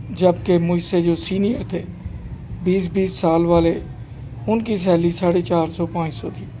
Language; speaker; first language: Urdu; non-native, local second language; Punjabi